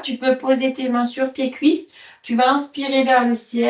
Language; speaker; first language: French; native; French